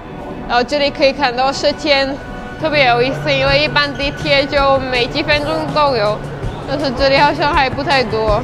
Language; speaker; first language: Chinese; non-native, fluent; Czech